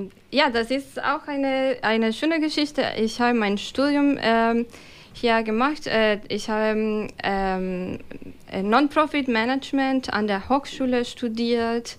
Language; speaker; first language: German; non-native, fluent; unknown